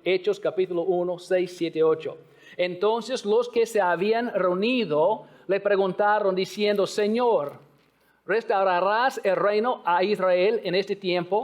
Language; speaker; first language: Spanish; non-native, fluent; English